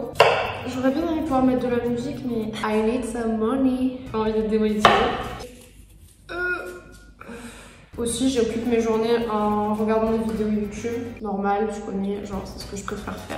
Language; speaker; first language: French; native; French